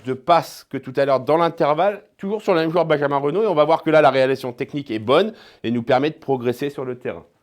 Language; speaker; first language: French; native; French